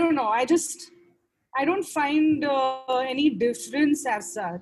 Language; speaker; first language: English; non-native, local second language; Hindi